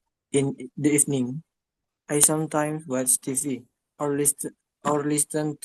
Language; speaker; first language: English; non-native, learner; Indonesian